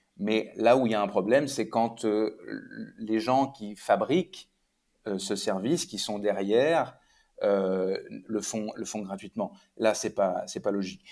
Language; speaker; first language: French; native; French